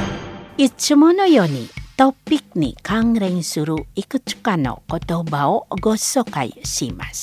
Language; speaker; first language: Japanese; non-native, fluent; Indonesian